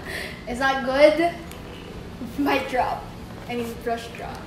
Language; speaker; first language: English; non-native, local second language; Filipino